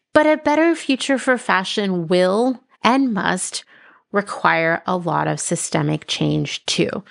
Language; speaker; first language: English; native; English